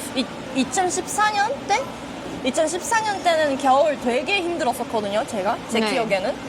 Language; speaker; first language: Korean; non-native, fluent; Portuguese